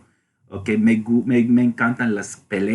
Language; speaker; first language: Spanish; non-native, learner; English